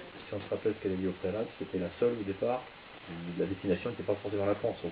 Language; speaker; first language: French; native; French